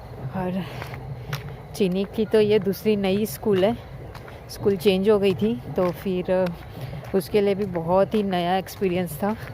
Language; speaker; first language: Hindi; native; Hindi